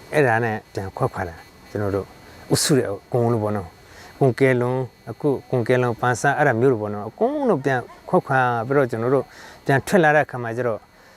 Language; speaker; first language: Burmese; non-native, local second language; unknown